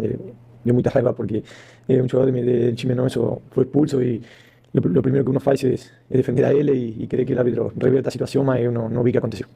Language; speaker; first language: Portuguese; non-native, fluent; Spanish